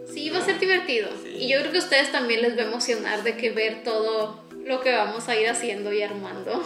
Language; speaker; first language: Spanish; native; Spanish